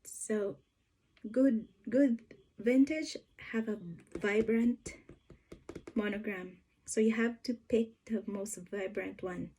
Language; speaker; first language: English; non-native, fluent; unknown